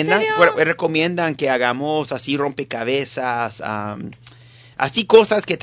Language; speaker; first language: Spanish; native; Spanish